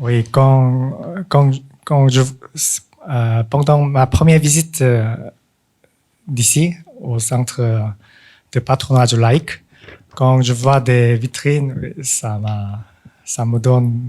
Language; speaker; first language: French; non-native, fluent; Korean